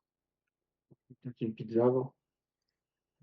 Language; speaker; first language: French; native; French